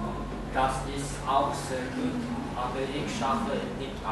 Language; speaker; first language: German; non-native, learner; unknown